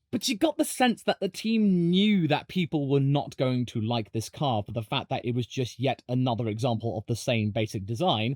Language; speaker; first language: English; native; English